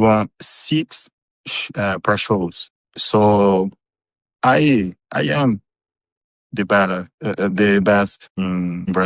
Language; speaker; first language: English; non-native, learner; Portuguese